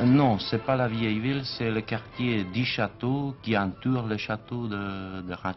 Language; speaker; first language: French; non-native, fluent; Czech